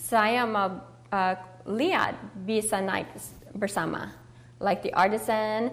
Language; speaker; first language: Indonesian; early bilingual, heritage; English